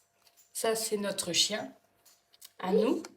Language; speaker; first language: French; native; French